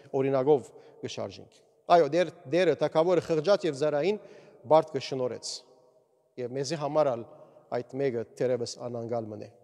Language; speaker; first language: Armenian; early bilingual, heritage; Armenian